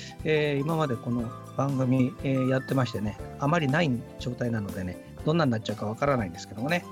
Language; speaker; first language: Japanese; native; Japanese